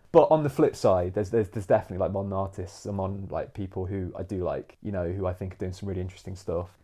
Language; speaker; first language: English; native; English